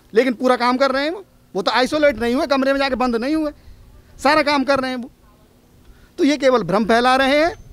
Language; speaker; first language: Hindi; native; Hindi